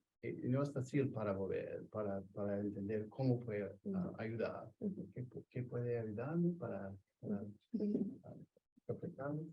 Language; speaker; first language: Spanish; non-native, learner; English